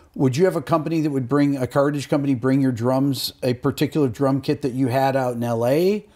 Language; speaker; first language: English; native; English